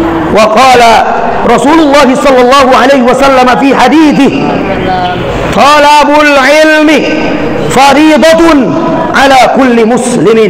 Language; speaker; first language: Arabic; non-native, fluent; Indonesian